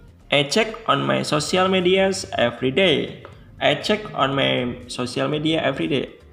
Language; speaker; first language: English; non-native, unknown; Indonesian